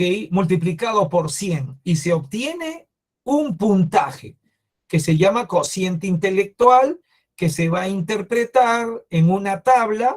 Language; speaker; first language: Spanish; native; Spanish